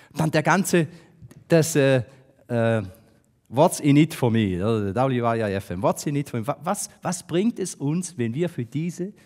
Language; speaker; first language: German; native; German